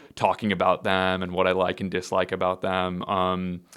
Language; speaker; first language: English; native; English